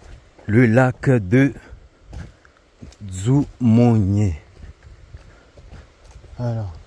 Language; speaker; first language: French; non-native, local second language; Comorian